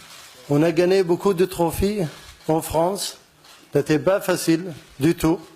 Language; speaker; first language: French; non-native, learner; Arabic